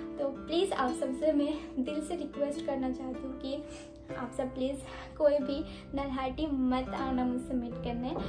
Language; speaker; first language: Hindi; non-native, local second language; Bangla